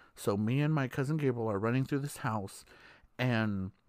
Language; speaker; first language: English; native; English